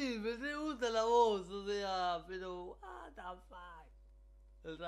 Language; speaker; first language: Spanish; native; Spanish